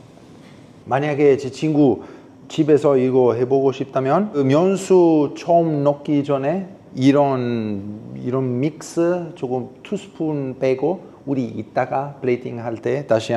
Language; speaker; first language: Korean; non-native, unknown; Italian